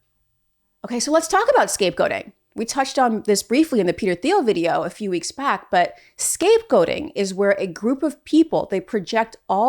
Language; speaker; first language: English; native; English